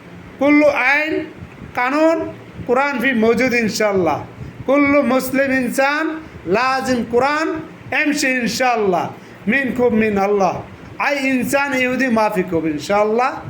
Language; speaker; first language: Arabic; non-native, learner; Bangla